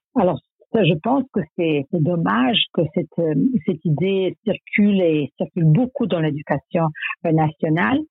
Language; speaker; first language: French; non-native, fluent; Serbian